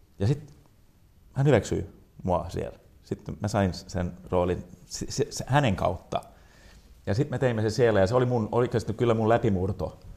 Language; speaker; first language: Finnish; non-native, local second language; Swedish